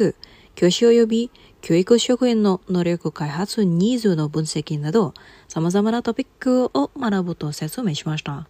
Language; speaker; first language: Japanese; non-native, fluent; Indonesian